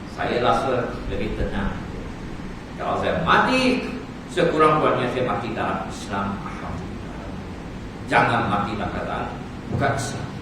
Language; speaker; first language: Malay; non-native, local second language; Chinese